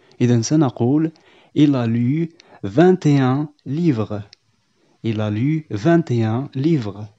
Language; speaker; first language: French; non-native, fluent; Arabic